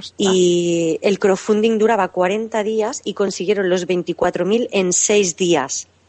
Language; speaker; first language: Spanish; native; Spanish